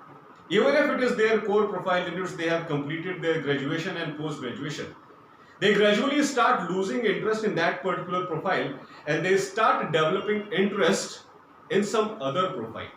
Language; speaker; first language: English; non-native, local second language; Hindi